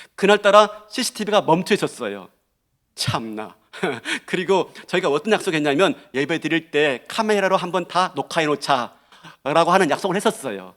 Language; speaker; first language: Korean; native; Korean